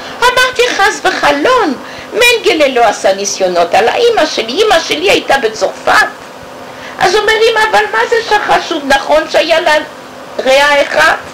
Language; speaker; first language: Hebrew; non-native, fluent; French